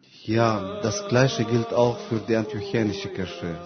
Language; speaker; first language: German; non-native, fluent; Arabic